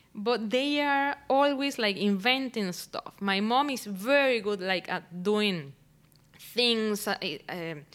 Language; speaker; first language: English; non-native, fluent; Spanish